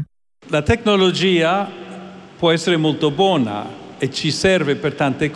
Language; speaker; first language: Italian; non-native, fluent; English